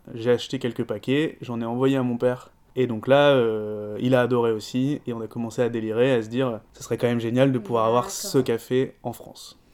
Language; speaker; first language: French; native; French